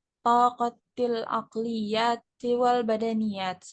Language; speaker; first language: Arabic; non-native, learner; Indonesian